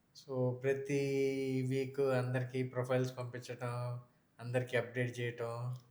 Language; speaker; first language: Telugu; native; Telugu